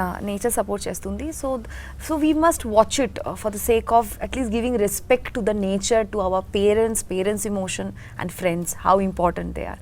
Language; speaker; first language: Telugu; non-native, learner; Bangla